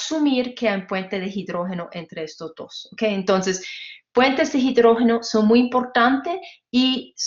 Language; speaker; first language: Spanish; non-native, fluent; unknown